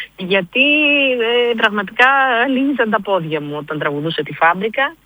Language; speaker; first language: Greek; early bilingual, heritage; Greek